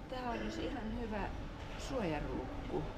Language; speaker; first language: Finnish; native; Finnish